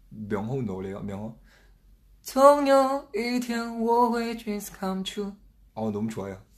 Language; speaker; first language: Korean; non-native, fluent; Chinese